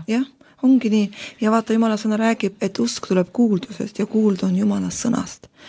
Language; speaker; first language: Estonian; non-native, local second language; Russian